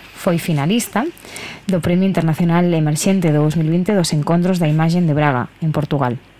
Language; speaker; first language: Galician; non-native, local second language; Spanish